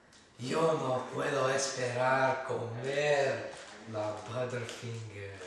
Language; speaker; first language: Spanish; non-native, learner; English